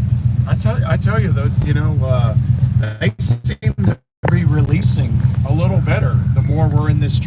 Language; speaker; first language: English; native; English